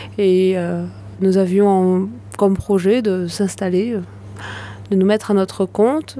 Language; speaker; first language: French; native; French